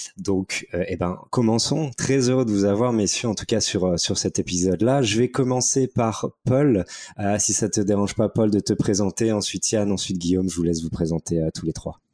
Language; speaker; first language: French; native; French